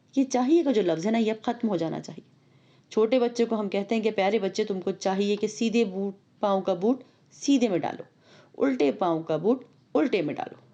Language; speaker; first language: Urdu; non-native, local second language; Punjabi